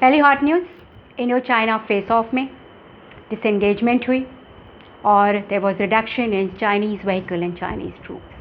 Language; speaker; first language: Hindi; native; Hindi